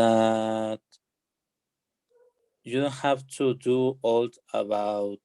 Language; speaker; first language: English; non-native, learner; Spanish